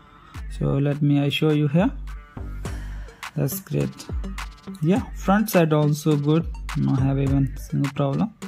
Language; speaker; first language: English; non-native, learner; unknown